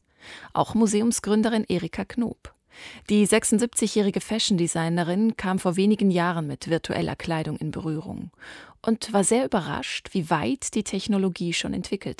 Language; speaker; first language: German; native; German